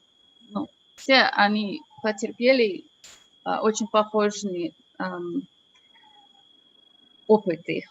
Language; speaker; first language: Russian; non-native, fluent; English